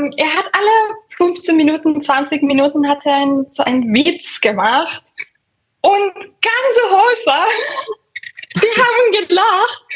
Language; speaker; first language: German; non-native, fluent; Persian